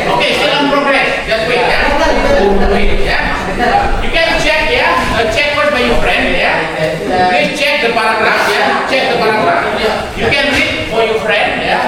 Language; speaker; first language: English; non-native, fluent; Indonesian